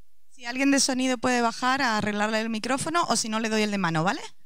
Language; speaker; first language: Spanish; native; Spanish